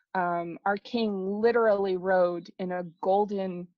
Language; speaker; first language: English; native; English